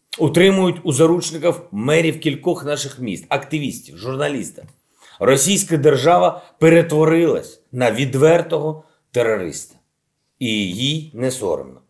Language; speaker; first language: Ukrainian; non-native, local second language; Russian